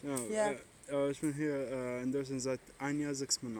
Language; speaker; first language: German; non-native, learner; Arabic